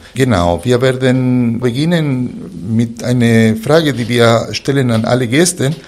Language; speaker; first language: German; non-native, fluent; Spanish